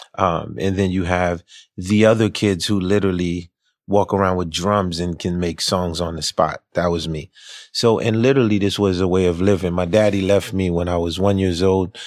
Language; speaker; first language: English; early bilingual, other home language; Haitian Creole